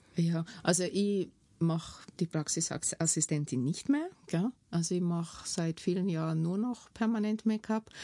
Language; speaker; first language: German; native; German